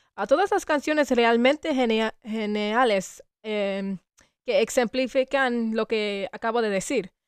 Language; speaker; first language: Spanish; non-native, learner; English